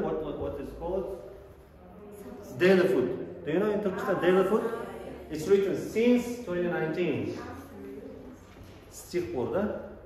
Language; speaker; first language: English; non-native, fluent; Kazakh